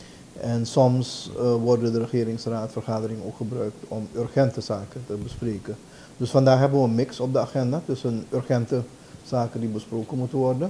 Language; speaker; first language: Dutch; native; Dutch